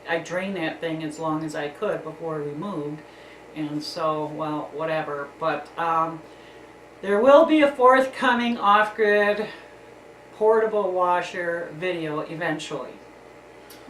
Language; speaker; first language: English; native; English